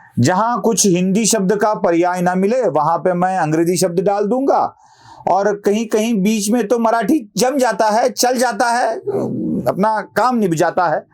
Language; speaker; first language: Hindi; non-native, local second language; Marathi